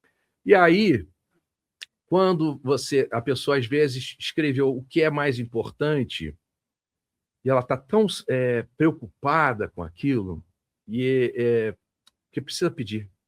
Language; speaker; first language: Portuguese; native; Portuguese